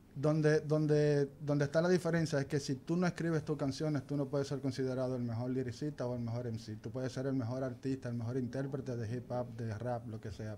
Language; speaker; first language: Spanish; native; Spanish